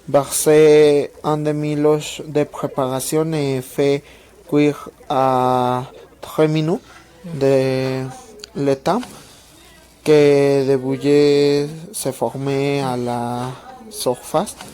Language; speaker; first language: French; non-native, learner; Spanish